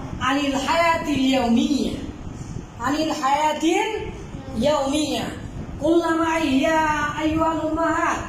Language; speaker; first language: Arabic; non-native, fluent; Bangla